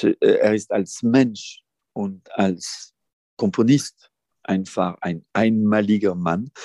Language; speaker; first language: German; non-native, fluent; French